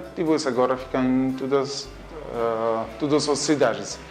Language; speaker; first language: Portuguese; non-native, learner; Arabic